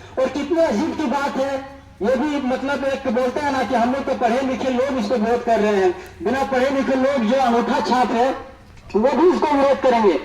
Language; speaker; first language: Hindi; native; Hindi